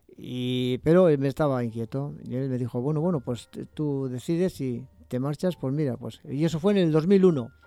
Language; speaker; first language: Spanish; native; Spanish